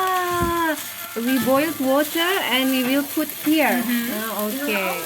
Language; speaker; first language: English; non-native, fluent; Indonesian